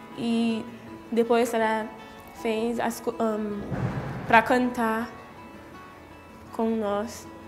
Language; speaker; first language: Portuguese; non-native, learner; Haitian Creole